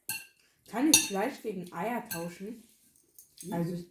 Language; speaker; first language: German; early bilingual, other home language; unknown